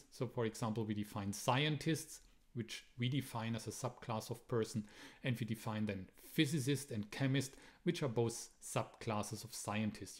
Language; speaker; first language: English; non-native, fluent; German